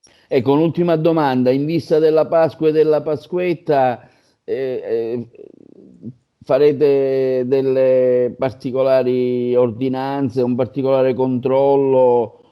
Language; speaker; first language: Italian; native; Italian